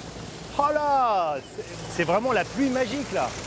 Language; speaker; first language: French; native; French